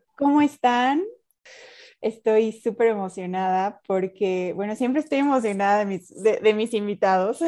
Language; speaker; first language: Spanish; native; Spanish